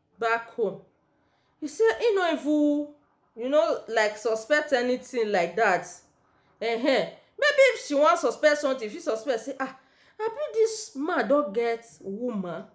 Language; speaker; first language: Nigerian Pidgin; native; Nigerian Pidgin